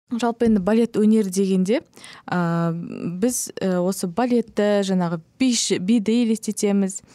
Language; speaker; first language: Kazakh; native; Kazakh